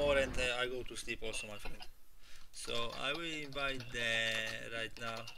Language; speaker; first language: English; non-native, learner; Polish